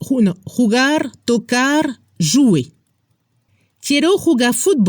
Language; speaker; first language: Spanish; non-native, fluent; French